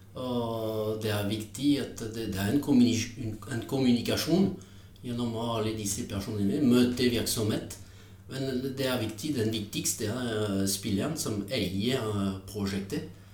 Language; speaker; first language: Norwegian; non-native, fluent; French